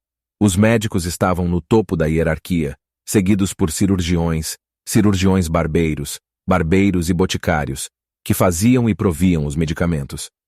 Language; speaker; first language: Portuguese; native; Portuguese